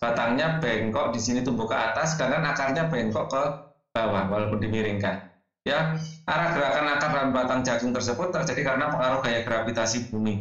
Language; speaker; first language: Indonesian; native; Indonesian